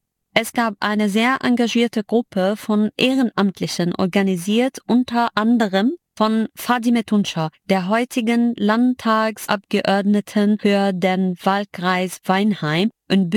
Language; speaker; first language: German; non-native, fluent; Arabic